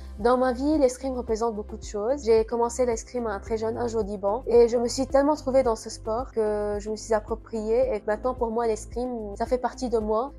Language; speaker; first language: French; non-native, local second language; Arabic